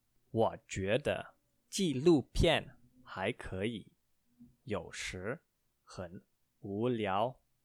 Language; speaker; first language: Chinese; non-native, learner; English